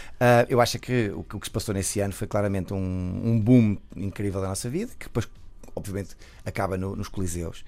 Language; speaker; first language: Portuguese; native; Portuguese